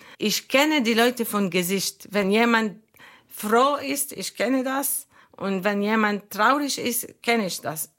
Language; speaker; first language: German; non-native, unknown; Arabic